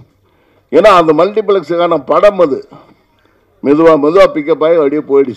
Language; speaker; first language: Tamil; native; Tamil